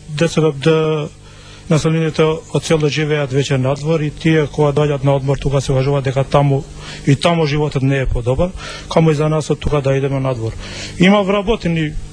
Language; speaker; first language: Macedonian; non-native, local second language; Albanian